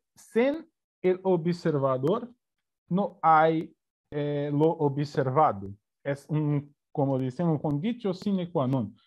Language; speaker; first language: Spanish; non-native, fluent; Portuguese